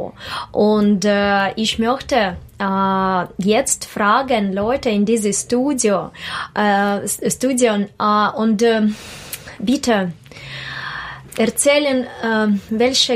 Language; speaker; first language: German; non-native, learner; Russian